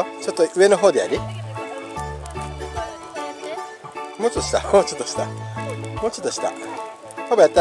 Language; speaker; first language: Japanese; native; Japanese